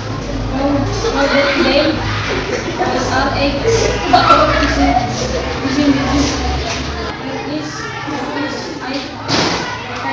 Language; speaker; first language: English; non-native, learner; Indonesian